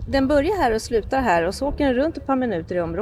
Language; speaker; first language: Swedish; native; Swedish